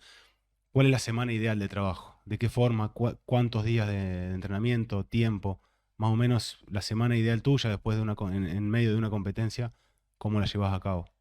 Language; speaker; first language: Spanish; native; Spanish